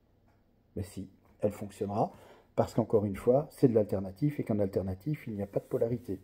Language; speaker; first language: French; native; French